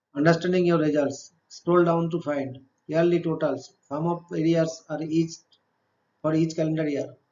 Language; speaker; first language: English; non-native, local second language; Bangla